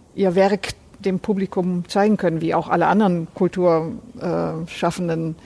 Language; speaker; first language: German; native; German